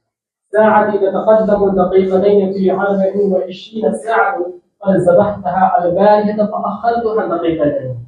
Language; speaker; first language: Arabic; non-native, learner; Urdu